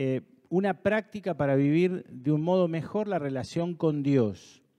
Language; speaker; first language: Spanish; native; Spanish